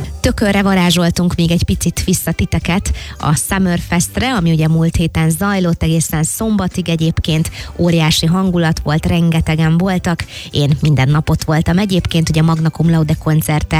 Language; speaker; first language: Hungarian; native; Hungarian